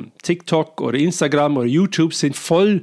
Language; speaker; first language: German; non-native, fluent; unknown